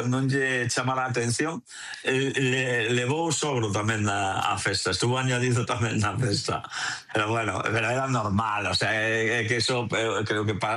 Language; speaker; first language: Galician; non-native, local second language; Spanish